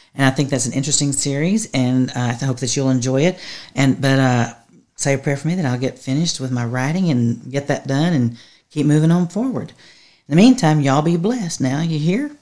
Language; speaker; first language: English; native; English